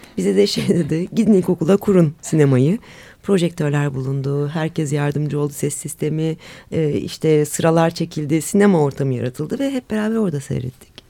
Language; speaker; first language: Turkish; native; Turkish